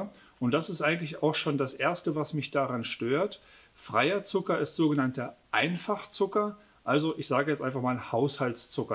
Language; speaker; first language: German; native; German